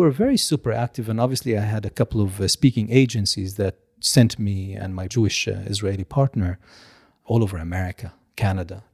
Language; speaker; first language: English; non-native, fluent; Hebrew